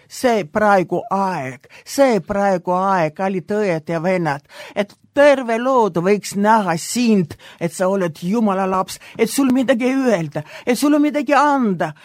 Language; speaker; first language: Estonian; non-native, local second language; Russian